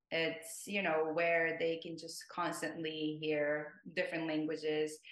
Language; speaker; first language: English; non-native, fluent; Japanese